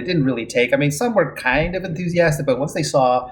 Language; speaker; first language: English; non-native, fluent; Spanish